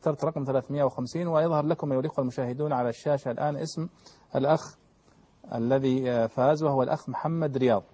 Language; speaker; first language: Arabic; native; Arabic